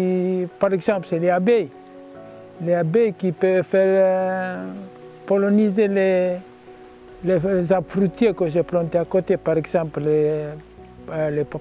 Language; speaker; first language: French; non-native, local second language; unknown